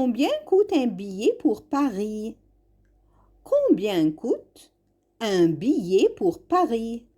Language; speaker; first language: French; non-native, fluent; Arabic